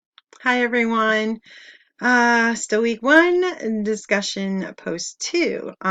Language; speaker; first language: English; native; English